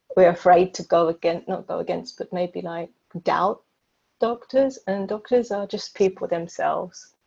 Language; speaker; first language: English; native; English